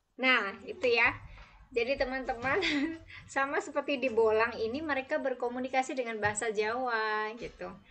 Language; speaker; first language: Indonesian; native; Indonesian